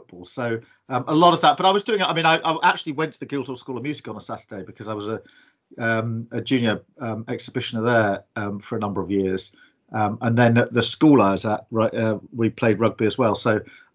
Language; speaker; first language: English; native; English